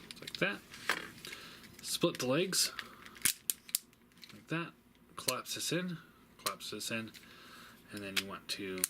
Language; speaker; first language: English; native; English